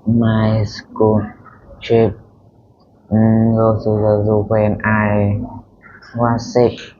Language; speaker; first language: English; non-native, learner; Vietnamese